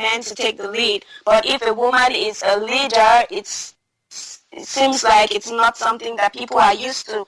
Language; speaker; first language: English; non-native, local second language; Hausa